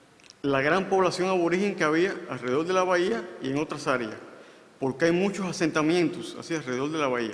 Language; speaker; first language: Spanish; native; Spanish